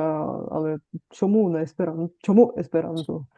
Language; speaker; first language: Ukrainian; non-native, fluent; Bulgarian